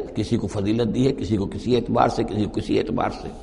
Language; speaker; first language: Urdu; native; Urdu